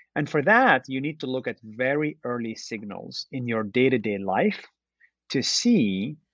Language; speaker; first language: English; non-native, fluent; Arabic